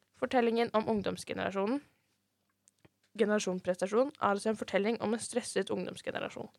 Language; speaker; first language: Norwegian; native; Norwegian